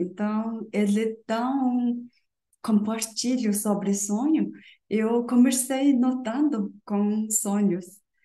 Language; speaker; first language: Portuguese; non-native, learner; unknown